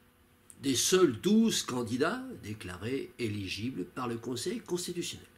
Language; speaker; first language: French; native; French